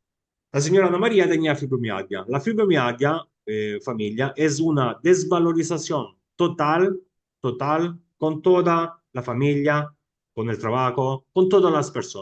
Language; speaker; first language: Spanish; non-native, fluent; Italian